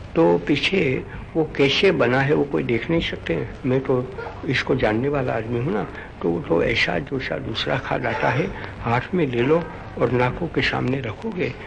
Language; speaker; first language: Hindi; non-native, local second language; Gujarati